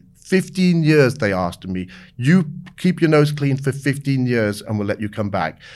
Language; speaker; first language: English; native; English